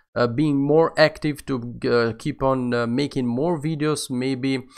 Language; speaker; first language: English; non-native, fluent; Albanian